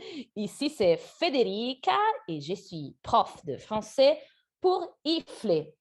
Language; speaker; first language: French; non-native, fluent; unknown